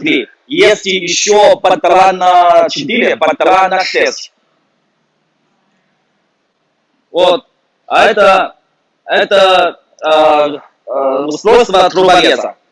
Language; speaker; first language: Russian; non-native, fluent; Chinese